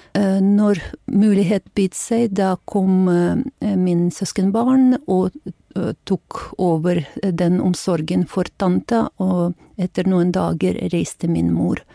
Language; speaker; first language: Norwegian; non-native, fluent; Ukrainian